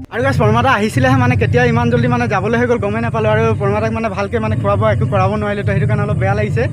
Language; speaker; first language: Assamese; non-native, local second language; Bhojpuri